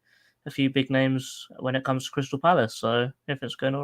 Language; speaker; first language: English; native; English